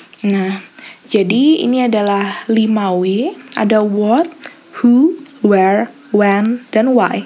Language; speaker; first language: Indonesian; native; Indonesian